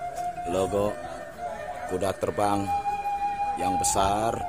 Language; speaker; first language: Indonesian; native; Indonesian